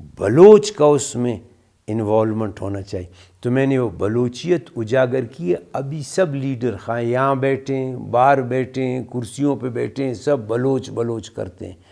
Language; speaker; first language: Urdu; non-native, local second language; Brahui